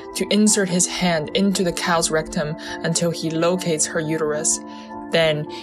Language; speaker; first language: English; early bilingual, other home language; Chinese